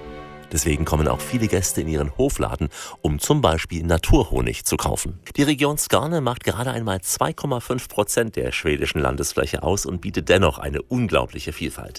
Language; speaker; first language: German; native; German